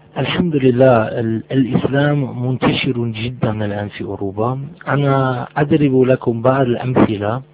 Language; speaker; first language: Arabic; non-native, learner; German